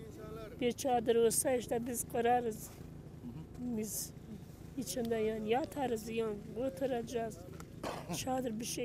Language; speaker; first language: Turkish; non-native, local second language; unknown